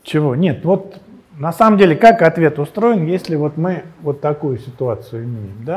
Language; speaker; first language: Russian; native; Russian